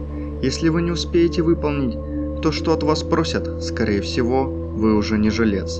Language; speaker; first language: Russian; native; Russian